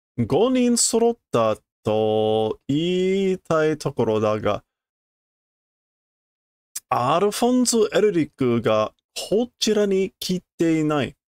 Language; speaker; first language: Japanese; non-native, learner; English